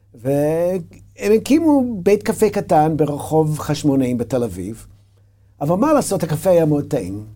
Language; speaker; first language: Hebrew; non-native, fluent; English